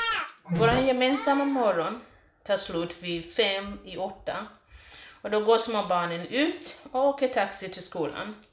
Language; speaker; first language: Swedish; non-native, fluent; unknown